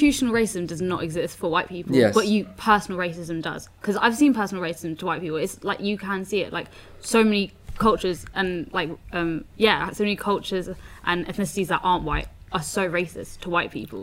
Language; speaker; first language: English; native; English